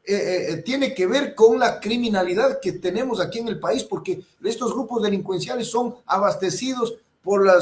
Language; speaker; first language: Spanish; native; Spanish